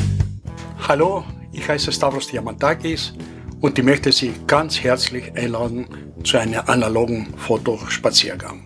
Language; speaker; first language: German; non-native, fluent; Greek